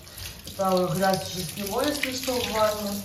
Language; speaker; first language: Russian; native; Russian